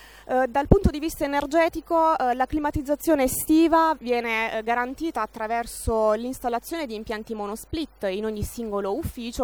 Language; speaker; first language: Italian; native; Italian